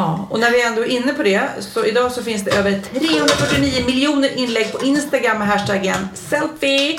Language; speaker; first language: Swedish; native; Swedish